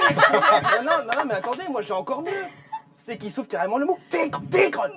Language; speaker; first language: French; native; French